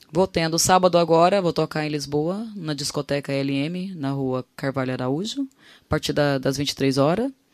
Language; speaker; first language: Portuguese; native; Portuguese